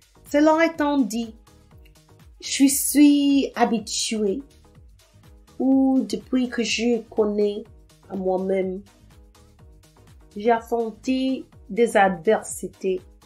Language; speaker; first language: French; non-native, fluent; English